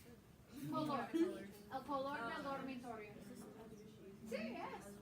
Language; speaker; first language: Spanish; non-native, fluent; English